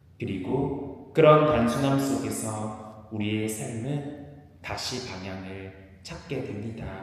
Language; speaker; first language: Korean; native; Korean